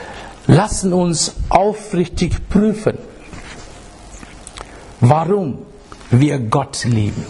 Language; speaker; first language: German; non-native, fluent; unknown